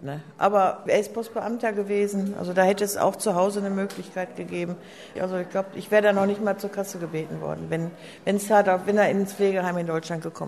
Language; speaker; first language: German; native; German